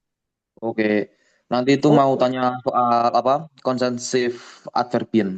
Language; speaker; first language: Indonesian; native; Indonesian